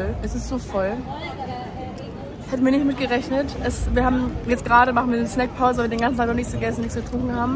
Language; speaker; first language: German; native; German